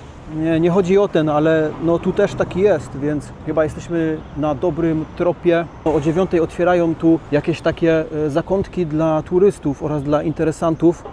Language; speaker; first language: Polish; native; Polish